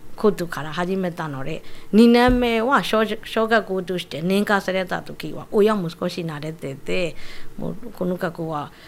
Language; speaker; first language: Japanese; non-native, fluent; Burmese